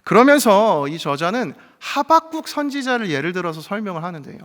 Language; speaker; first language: Korean; native; Korean